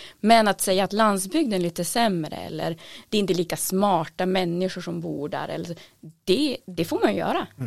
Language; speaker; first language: Swedish; native; Swedish